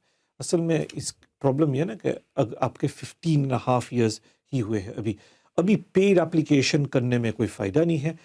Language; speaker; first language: Hindi; early bilingual, heritage; Hindi